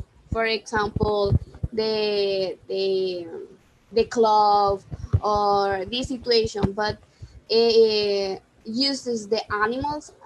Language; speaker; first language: English; non-native, learner; Spanish